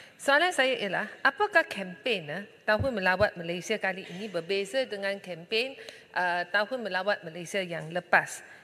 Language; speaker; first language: Malay; non-native, local second language; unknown